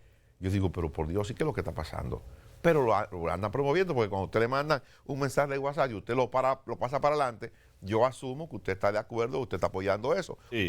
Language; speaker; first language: Spanish; native; Spanish